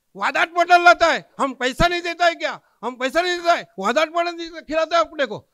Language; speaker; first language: Hindi; non-native, local second language; Marathi